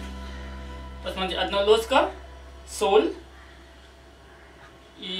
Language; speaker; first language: Russian; non-native, learner; Hindi